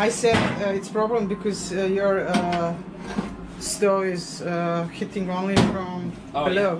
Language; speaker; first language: English; non-native, fluent; Serbian